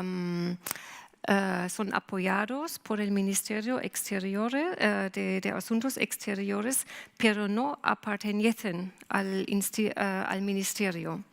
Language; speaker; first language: Spanish; non-native, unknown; German